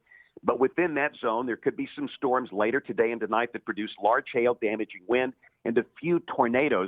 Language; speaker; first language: English; native; English